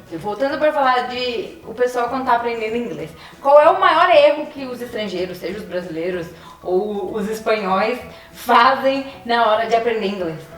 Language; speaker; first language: Portuguese; native; Portuguese